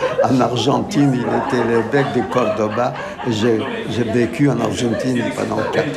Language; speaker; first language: French; non-native, fluent; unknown